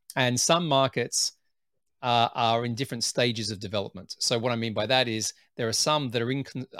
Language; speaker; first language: English; native; English